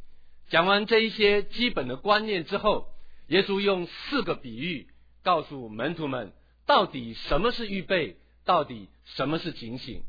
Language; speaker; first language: Chinese; native; Chinese